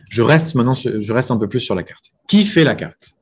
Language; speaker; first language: French; native; French